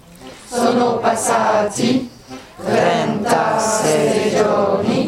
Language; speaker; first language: Italian; non-native, learner; French